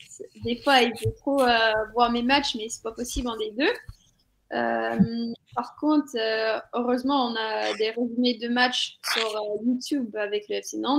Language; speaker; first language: French; non-native, fluent; English